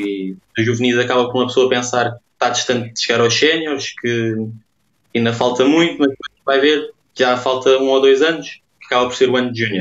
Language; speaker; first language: Portuguese; native; Portuguese